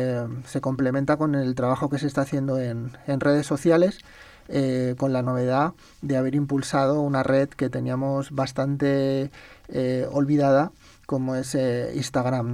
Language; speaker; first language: Spanish; native; Spanish